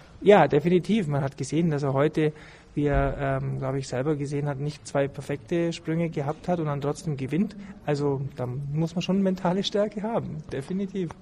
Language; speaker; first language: German; native; German